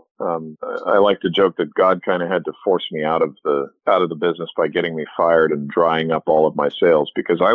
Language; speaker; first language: English; native; English